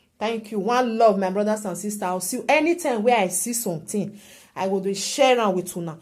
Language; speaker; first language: Nigerian Pidgin; native; Nigerian Pidgin